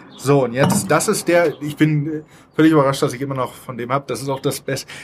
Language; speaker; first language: German; native; German